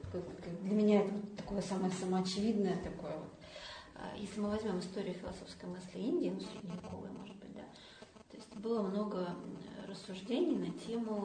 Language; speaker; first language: Russian; native; Russian